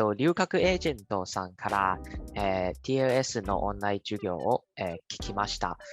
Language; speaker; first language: Japanese; non-native, learner; Cantonese